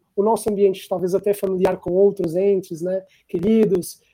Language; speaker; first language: Portuguese; native; Portuguese